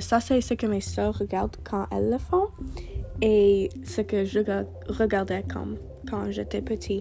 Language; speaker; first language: French; non-native, learner; English